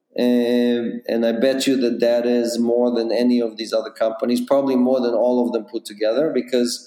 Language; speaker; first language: English; non-native, fluent; Russian